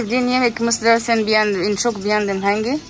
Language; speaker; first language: Turkish; non-native, learner; Arabic